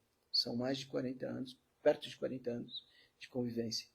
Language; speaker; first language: Portuguese; native; Portuguese